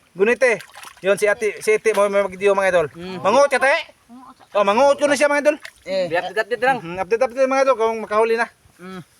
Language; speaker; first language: Filipino; non-native, local second language; Cebuano